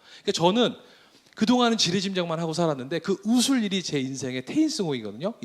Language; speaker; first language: Korean; native; Korean